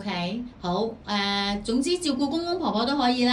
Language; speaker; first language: Cantonese; native; Cantonese